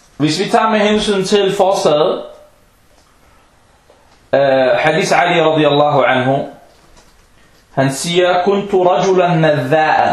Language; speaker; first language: Danish; non-native, fluent; Arabic